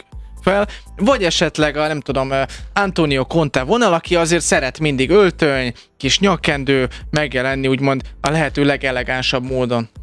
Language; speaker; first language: Hungarian; native; Hungarian